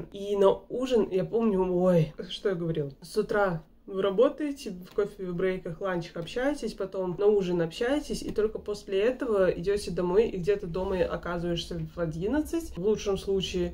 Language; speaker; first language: Russian; native; Russian